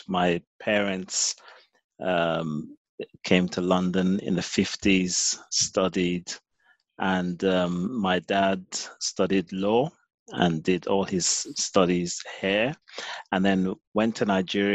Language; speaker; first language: English; native; English